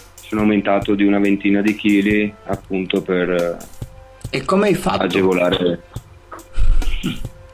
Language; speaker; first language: Italian; native; Italian